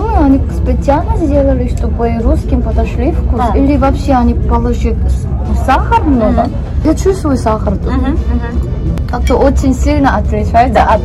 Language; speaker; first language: Russian; non-native, learner; Korean